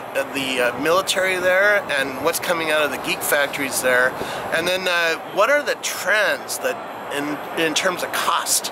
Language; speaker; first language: English; native; English